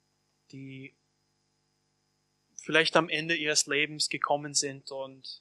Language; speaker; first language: German; non-native, fluent; English